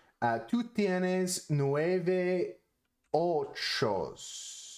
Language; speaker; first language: Spanish; non-native, learner; English